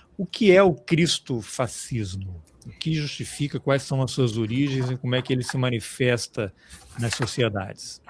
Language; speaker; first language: Portuguese; native; Portuguese